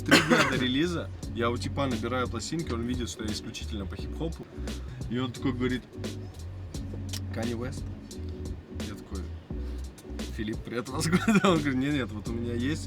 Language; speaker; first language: Russian; native; Russian